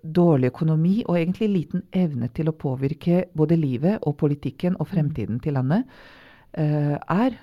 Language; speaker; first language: Norwegian; non-native, fluent; Serbian